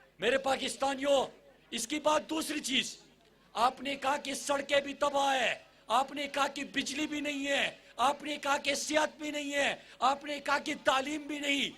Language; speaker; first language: Urdu; non-native, local second language; Pashto